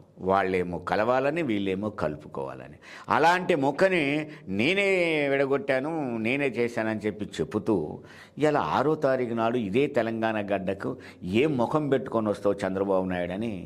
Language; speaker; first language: Telugu; native; Telugu